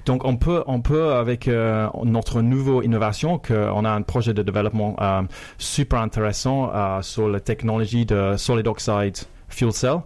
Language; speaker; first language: French; non-native, fluent; English